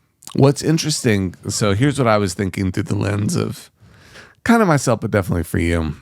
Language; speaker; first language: English; native; English